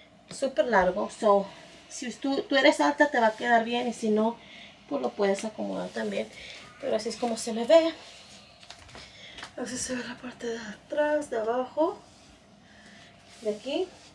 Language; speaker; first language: Spanish; early bilingual, heritage; Spanish